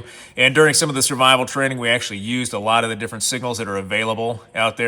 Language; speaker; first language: English; native; English